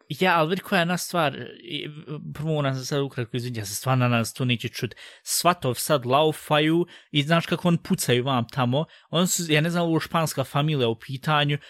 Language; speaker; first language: Bosnian; early bilingual, heritage; Bosnian